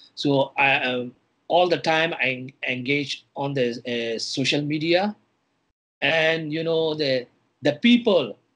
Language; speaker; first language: English; non-native, fluent; Burmese